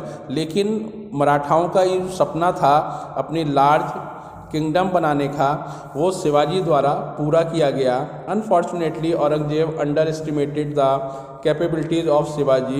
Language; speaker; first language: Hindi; native; Hindi